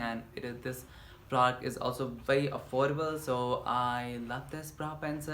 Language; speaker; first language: English; non-native, local second language; Nepali